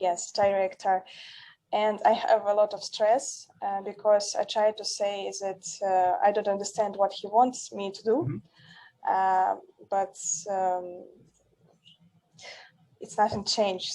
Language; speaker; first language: English; non-native, learner; Russian